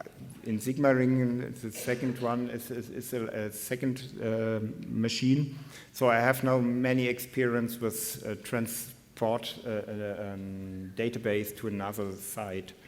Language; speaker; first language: English; non-native, fluent; German